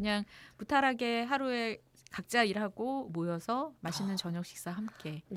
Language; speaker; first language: Korean; native; Korean